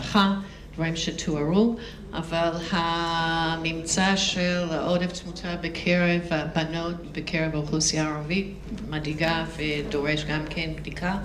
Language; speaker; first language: Hebrew; non-native, fluent; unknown